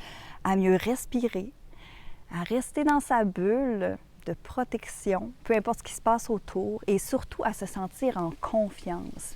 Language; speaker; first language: French; native; French